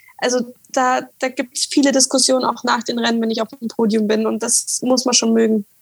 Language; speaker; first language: German; native; German